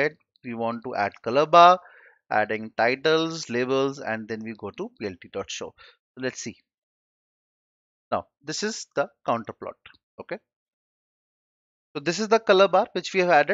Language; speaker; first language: English; non-native, local second language; Hindi